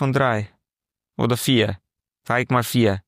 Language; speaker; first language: German; non-native, learner; Romanian